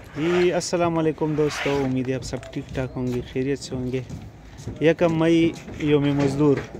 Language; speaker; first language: Urdu; non-native, local second language; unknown